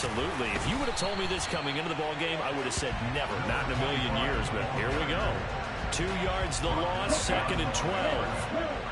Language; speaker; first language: English; native; English